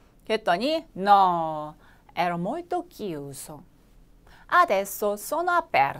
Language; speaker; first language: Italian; non-native, fluent; Korean